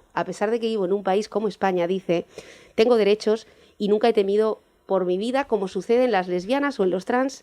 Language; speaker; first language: Spanish; native; Spanish